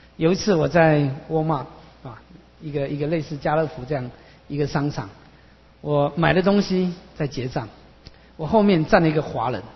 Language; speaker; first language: Chinese; native; Chinese